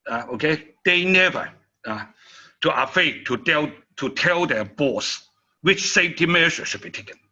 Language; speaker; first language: English; non-native, learner; Chinese